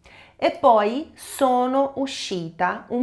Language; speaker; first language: Italian; non-native, fluent; Portuguese